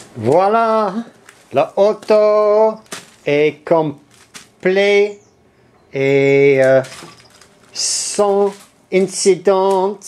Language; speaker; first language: French; non-native, learner; English